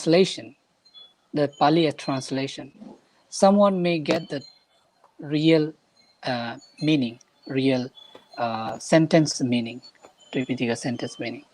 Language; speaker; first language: English; non-native, fluent; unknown